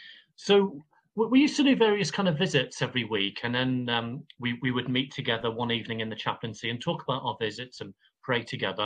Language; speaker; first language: English; native; English